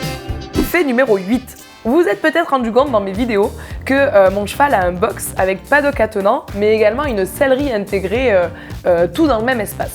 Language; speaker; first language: French; native; French